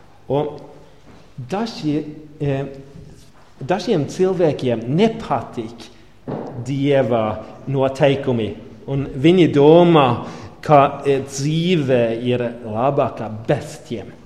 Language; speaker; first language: Latvian; non-native, learner; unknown